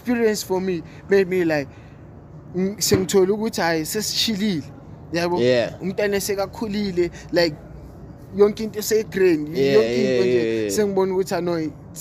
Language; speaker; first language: English; non-native, local second language; North Ndebele